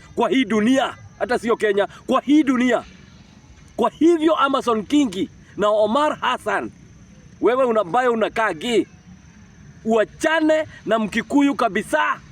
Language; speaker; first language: Swahili; non-native, local second language; Kikuyu